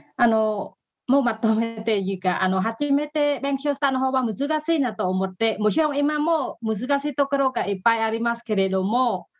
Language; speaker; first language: Japanese; non-native, fluent; Khmer